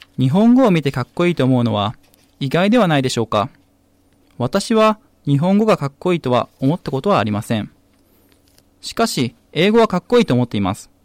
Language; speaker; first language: Japanese; native; Japanese